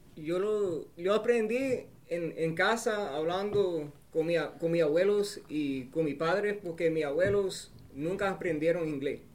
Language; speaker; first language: Spanish; early bilingual, heritage; Spanish